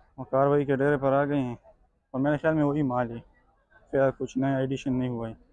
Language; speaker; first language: Urdu; non-native, local second language; Pashto